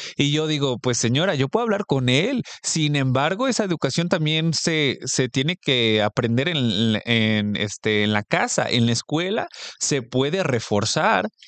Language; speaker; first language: Spanish; early bilingual, heritage; Spanish